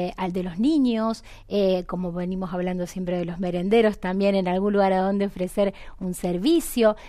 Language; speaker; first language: Spanish; native; Spanish